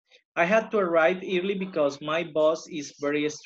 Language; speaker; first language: English; non-native, fluent; Spanish